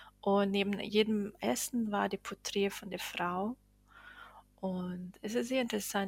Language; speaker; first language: German; non-native, fluent; Bosnian